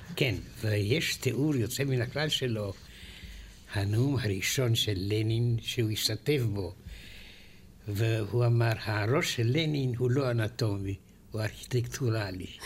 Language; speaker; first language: Hebrew; non-native, fluent; Romanian